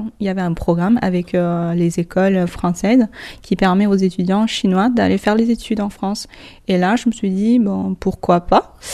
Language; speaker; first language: French; non-native, fluent; Chinese